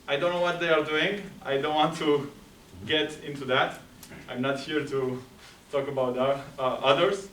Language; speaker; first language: English; non-native, fluent; Romanian